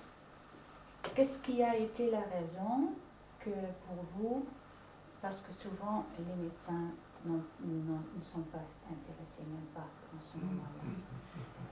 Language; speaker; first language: French; non-native, fluent; Dutch